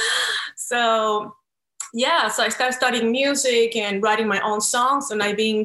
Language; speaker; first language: English; non-native, fluent; Spanish